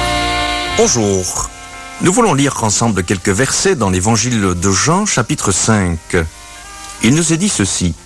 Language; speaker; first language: French; native; French